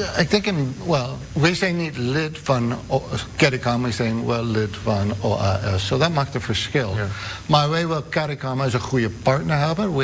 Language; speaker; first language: Dutch; non-native, fluent; English